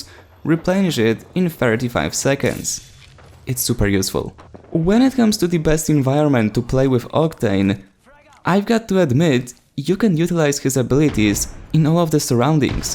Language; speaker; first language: English; non-native, fluent; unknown